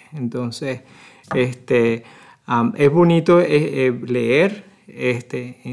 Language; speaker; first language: Spanish; native; Spanish